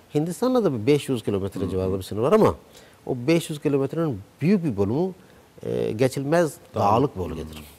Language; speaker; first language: Turkish; non-native, fluent; Urdu